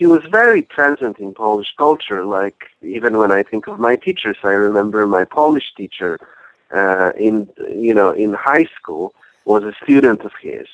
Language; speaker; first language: English; non-native, fluent; Polish